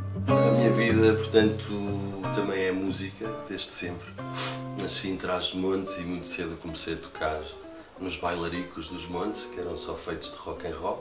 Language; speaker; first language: Portuguese; native; Portuguese